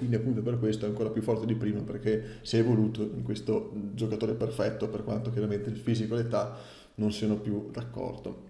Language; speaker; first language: Italian; native; Italian